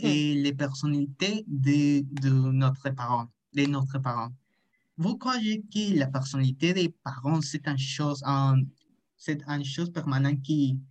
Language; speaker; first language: French; non-native, learner; Spanish